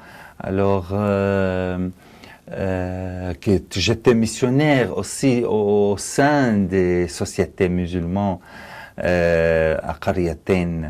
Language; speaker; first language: French; non-native, fluent; Arabic